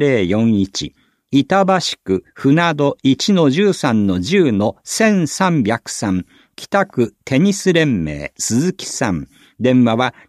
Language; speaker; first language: Japanese; native; Japanese